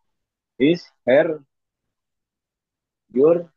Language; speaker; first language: English; non-native, learner; Indonesian